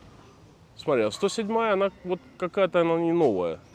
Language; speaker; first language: Russian; native; Russian